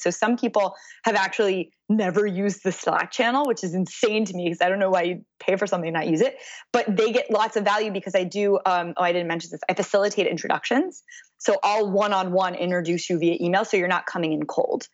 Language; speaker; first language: English; native; English